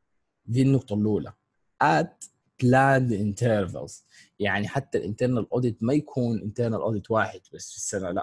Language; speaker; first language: Arabic; native; Arabic